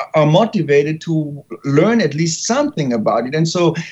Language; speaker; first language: English; non-native, fluent; German